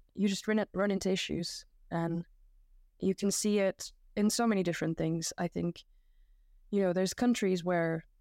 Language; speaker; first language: English; non-native, fluent; Dutch